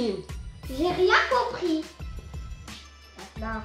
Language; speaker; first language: French; native; French